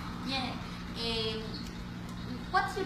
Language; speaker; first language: English; non-native, learner; Spanish